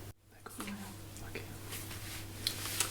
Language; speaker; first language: French; native; French